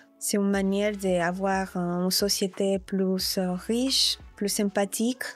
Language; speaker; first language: French; non-native, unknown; Spanish